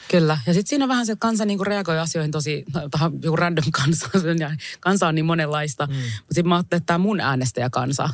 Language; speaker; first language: Finnish; native; Finnish